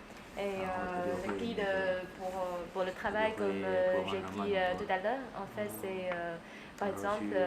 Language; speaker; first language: French; non-native, fluent; Chinese